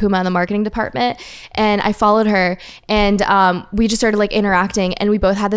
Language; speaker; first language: English; early bilingual, other home language; French